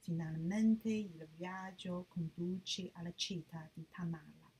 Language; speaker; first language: Italian; non-native, learner; Chinese